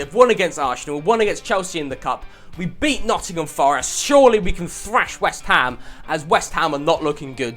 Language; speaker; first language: English; native; English